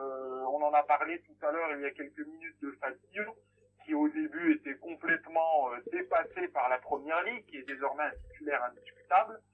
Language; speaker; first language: French; native; French